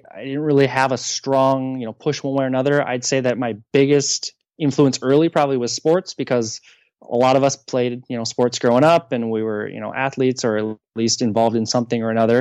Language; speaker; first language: English; native; English